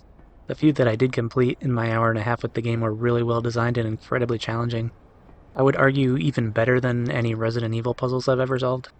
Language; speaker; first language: English; native; English